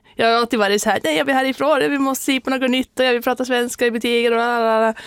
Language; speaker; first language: Swedish; native; Swedish